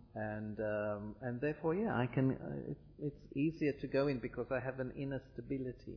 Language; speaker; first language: English; early bilingual, other home language; Italian